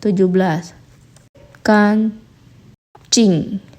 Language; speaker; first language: Chinese; non-native, fluent; Indonesian